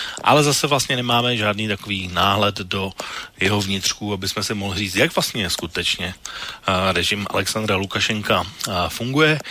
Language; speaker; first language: Czech; native; Czech